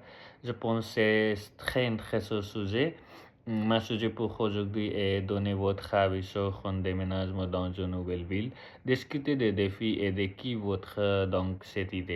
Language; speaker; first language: French; non-native, learner; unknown